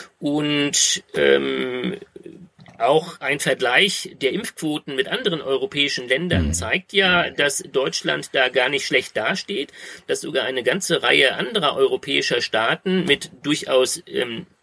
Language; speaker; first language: German; native; German